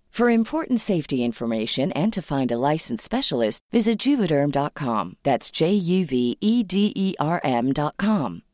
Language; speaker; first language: Spanish; native; Spanish